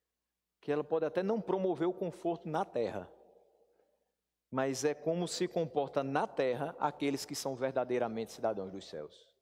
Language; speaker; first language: Portuguese; native; Portuguese